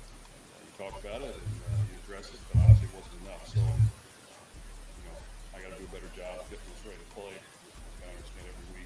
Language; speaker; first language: English; native; English